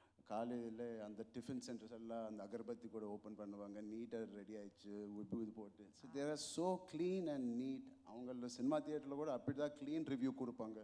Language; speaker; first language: Tamil; non-native, local second language; Telugu